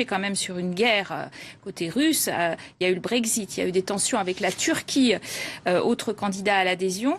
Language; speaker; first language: French; native; French